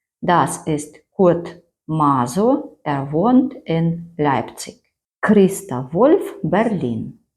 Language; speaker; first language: German; non-native, fluent; Ukrainian